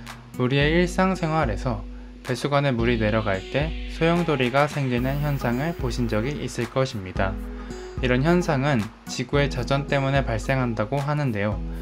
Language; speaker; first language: Korean; native; Korean